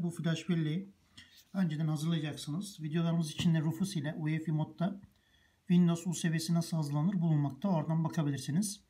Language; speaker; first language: Turkish; native; Turkish